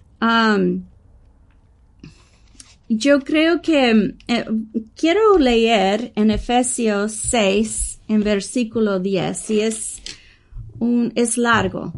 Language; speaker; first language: Spanish; early bilingual, heritage; English